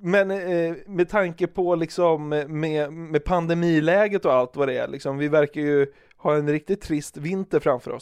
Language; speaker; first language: Swedish; native; Swedish